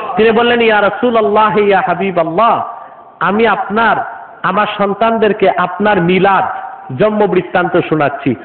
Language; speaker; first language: Bangla; non-native, local second language; Urdu